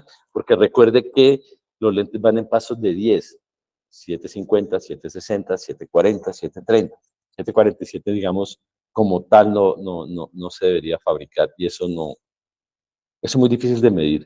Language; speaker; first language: Spanish; native; Spanish